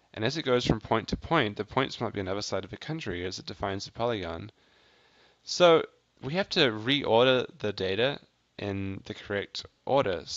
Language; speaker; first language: English; native; English